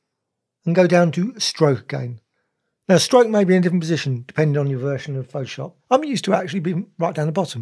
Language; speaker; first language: English; native; English